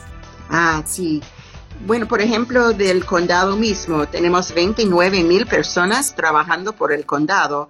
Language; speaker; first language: Spanish; non-native, fluent; English